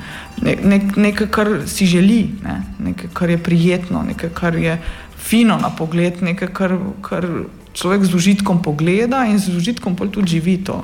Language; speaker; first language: Slovenian; native; Slovenian